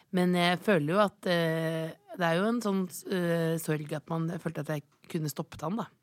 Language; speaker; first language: Norwegian; native; Norwegian